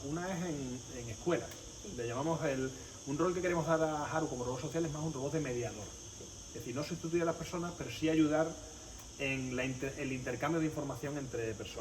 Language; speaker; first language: Spanish; native; Spanish